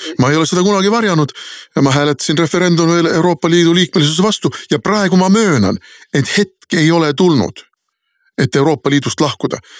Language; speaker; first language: Estonian; native; Estonian